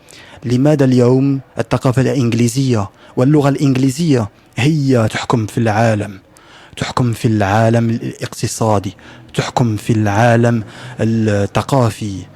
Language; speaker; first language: Arabic; non-native, learner; French